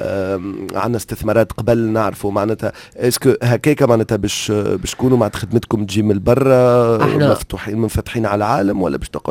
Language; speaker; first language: Arabic; native; Arabic